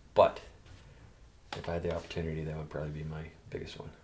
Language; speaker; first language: English; native; English